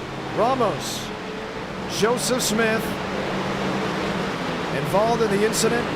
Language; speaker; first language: English; native; English